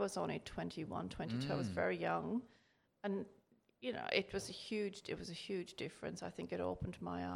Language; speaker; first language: English; native; English